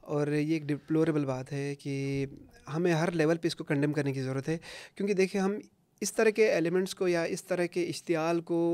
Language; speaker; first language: Urdu; non-native, local second language; Punjabi